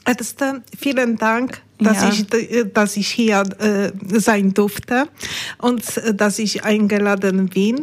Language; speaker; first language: German; non-native, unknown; Polish